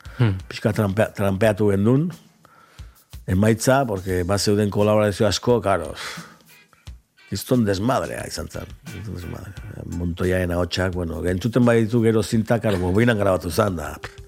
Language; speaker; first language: Basque; native; Basque